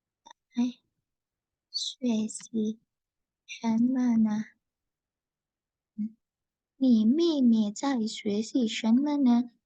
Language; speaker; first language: Chinese; non-native, fluent; Indonesian